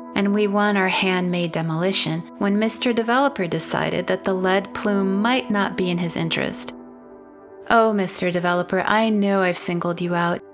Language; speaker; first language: English; non-native, fluent; Portuguese